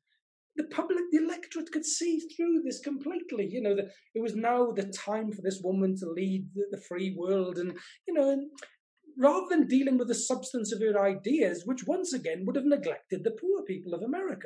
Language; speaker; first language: English; native; English